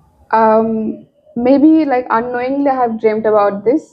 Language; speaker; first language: English; non-native, local second language; Bangla